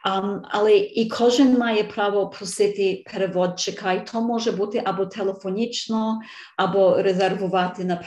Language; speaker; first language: Ukrainian; early bilingual, heritage; Ukrainian